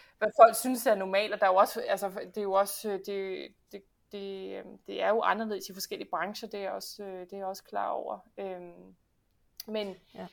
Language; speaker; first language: Danish; early bilingual, heritage; Danish